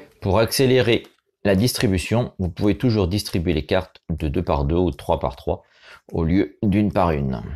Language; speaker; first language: French; native; French